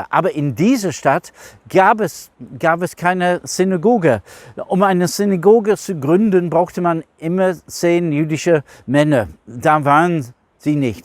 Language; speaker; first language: German; non-native, fluent; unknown